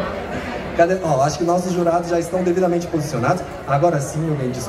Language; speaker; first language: Portuguese; native; Portuguese